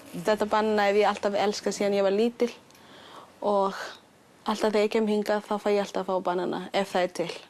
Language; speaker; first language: Icelandic; early bilingual, other home language; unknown